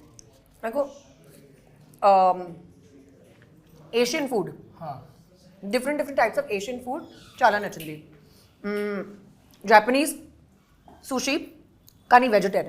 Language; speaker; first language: Telugu; non-native, local second language; Hindi